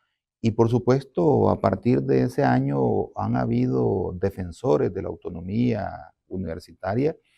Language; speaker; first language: Spanish; native; Spanish